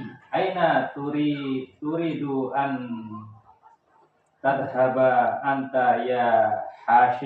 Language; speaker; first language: Arabic; non-native, learner; Indonesian